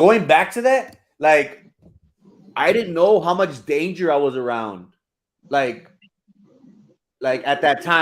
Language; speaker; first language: English; early bilingual, other home language; Spanish